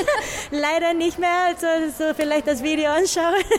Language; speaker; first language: German; non-native, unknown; Spanish